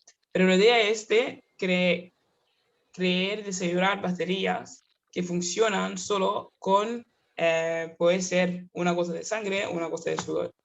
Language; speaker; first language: Spanish; non-native, fluent; Kinyarwanda